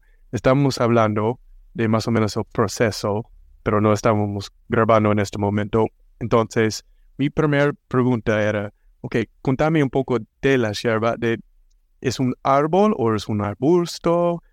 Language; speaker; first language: Spanish; non-native, fluent; English